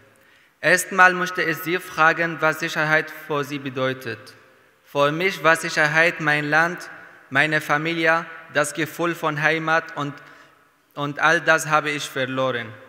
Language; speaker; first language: German; non-native, fluent; Arabic